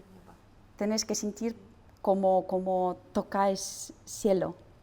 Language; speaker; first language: Spanish; non-native, learner; Russian